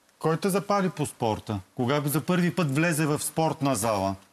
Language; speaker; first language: Bulgarian; native; Bulgarian